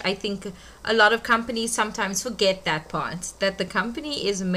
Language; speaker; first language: English; native; English